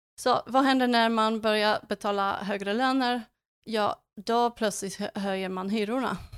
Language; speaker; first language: Swedish; non-native, fluent; Polish